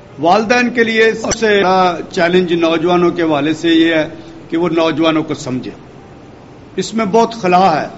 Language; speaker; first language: Urdu; non-native, local second language; Punjabi